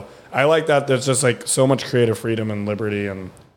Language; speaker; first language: English; early bilingual, other home language; German